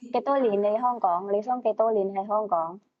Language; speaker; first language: Cantonese; native; Cantonese